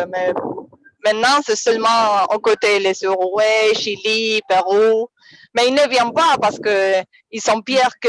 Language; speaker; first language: French; non-native, fluent; Spanish